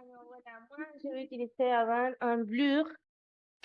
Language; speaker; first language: French; non-native, fluent; Spanish